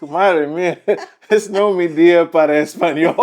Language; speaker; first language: Spanish; non-native, learner; English